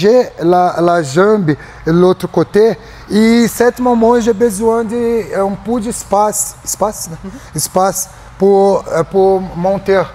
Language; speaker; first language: French; non-native, learner; Portuguese